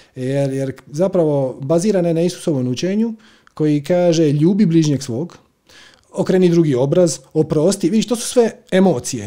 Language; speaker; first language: Croatian; native; Croatian